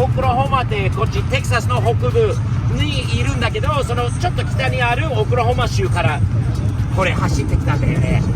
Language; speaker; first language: Japanese; non-native, fluent; English